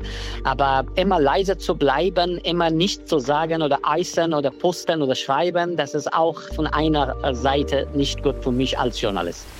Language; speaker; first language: German; non-native, fluent; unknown